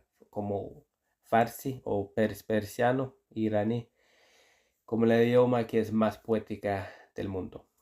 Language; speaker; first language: Spanish; non-native, fluent; Icelandic